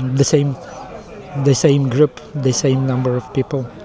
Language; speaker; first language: English; non-native, fluent; Ukrainian